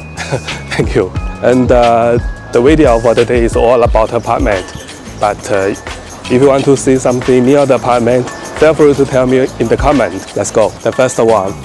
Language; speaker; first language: English; non-native, learner; Chinese